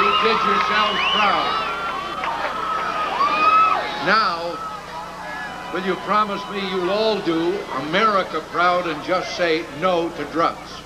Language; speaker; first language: English; native; English